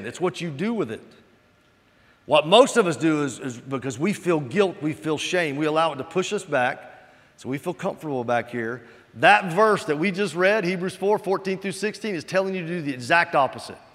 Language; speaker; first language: English; native; English